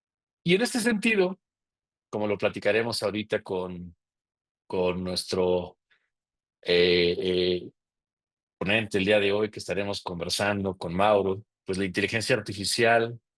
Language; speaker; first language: Spanish; native; Spanish